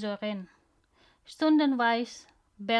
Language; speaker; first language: German; non-native, learner; Indonesian